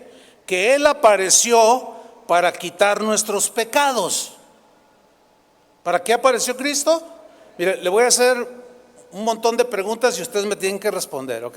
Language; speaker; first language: Spanish; native; Spanish